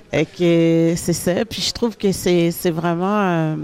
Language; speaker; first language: French; early bilingual, other home language; Haitian Creole